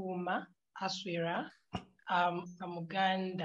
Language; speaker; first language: English; non-native, local second language; Ganda